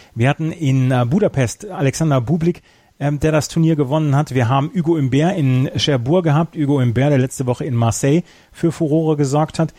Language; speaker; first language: German; native; German